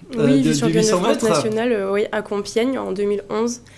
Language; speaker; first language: French; native; French